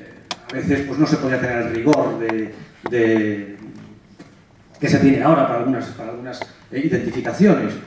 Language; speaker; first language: Spanish; native; Spanish